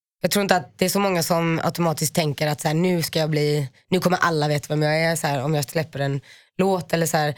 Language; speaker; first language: Swedish; native; Swedish